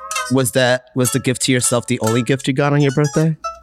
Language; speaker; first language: English; native; English